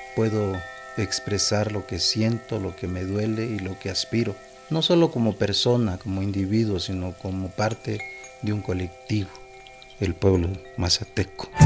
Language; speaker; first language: Spanish; native; Spanish